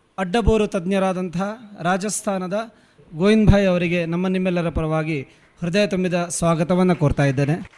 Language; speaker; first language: Kannada; native; Kannada